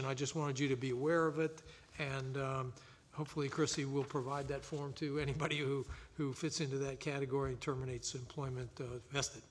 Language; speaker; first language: English; native; English